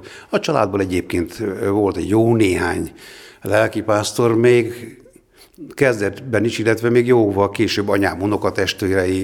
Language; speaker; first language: Hungarian; native; Hungarian